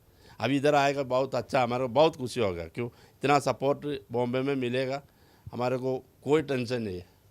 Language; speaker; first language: Hindi; non-native, local second language; Malayalam